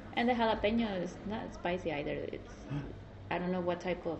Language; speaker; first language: English; non-native, fluent; Spanish